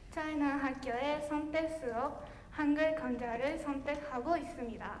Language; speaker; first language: Korean; non-native, learner; Japanese